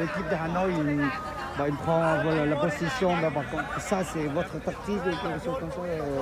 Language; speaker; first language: French; non-native, learner; Vietnamese